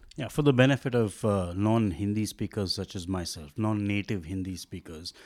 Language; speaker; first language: English; non-native, local second language; Tamil